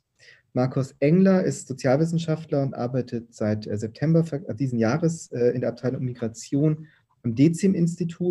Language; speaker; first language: German; native; German